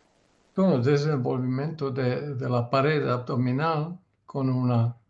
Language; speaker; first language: Spanish; non-native, learner; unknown